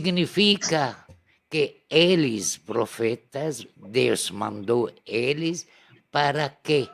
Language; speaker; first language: Portuguese; non-native, learner; Arabic